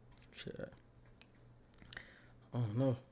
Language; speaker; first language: English; native; English